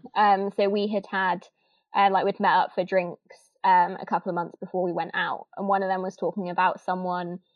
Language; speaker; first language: English; native; English